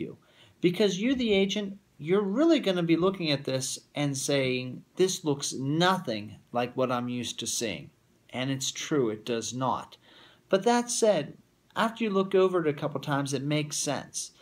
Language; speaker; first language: English; native; English